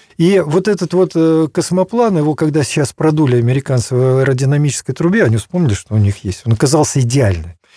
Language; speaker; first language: Russian; native; Russian